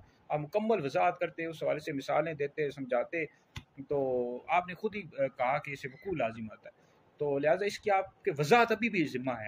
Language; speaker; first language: Urdu; native; Urdu